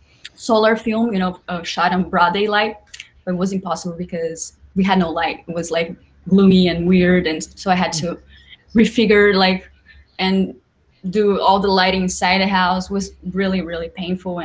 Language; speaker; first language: English; non-native, fluent; Portuguese